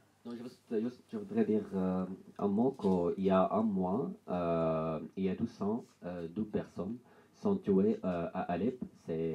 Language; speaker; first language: French; non-native, learner; Arabic